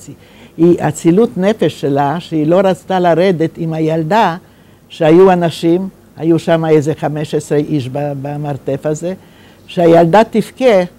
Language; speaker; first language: Hebrew; non-native, fluent; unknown